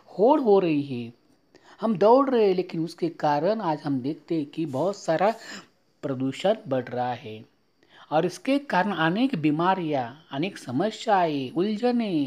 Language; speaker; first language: Hindi; non-native, local second language; Marathi